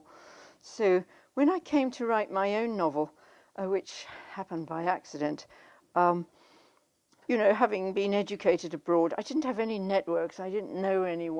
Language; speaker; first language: English; native; English